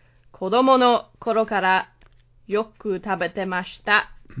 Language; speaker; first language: Japanese; non-native, learner; English